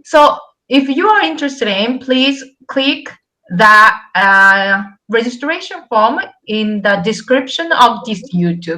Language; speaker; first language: English; non-native, fluent; Japanese